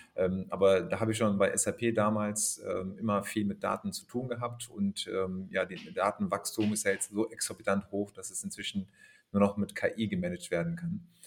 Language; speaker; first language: German; native; German